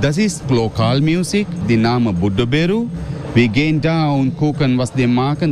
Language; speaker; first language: German; non-native, learner; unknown